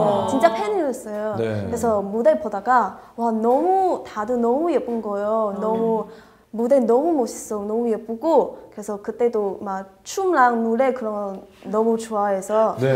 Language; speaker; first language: Korean; non-native, fluent; Chinese